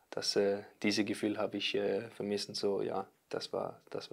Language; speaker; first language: German; non-native, learner; Danish